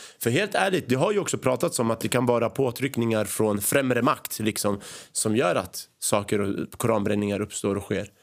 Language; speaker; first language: Swedish; early bilingual, other home language; Arabic